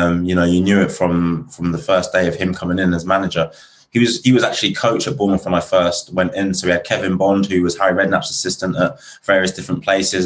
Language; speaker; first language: English; native; English